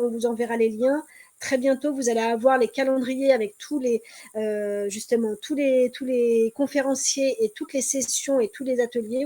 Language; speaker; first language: French; native; French